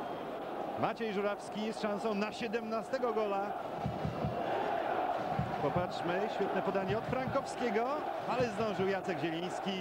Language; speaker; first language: Polish; native; Polish